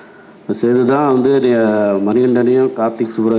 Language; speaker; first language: Tamil; native; Tamil